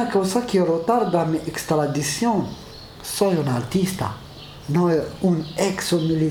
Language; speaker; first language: Spanish; non-native, learner; Arabic